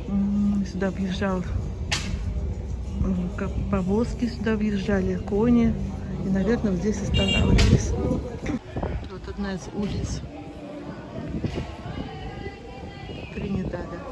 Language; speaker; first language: Russian; native; Russian